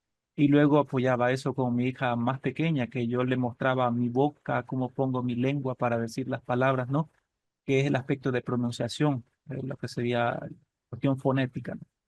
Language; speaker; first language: Spanish; native; Spanish